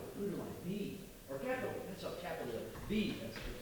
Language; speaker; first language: English; native; English